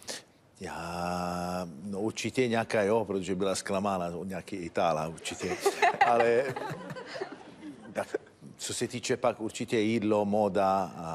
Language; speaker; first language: Czech; non-native, fluent; Italian